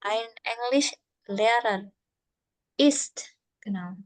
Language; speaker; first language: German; non-native, fluent; Indonesian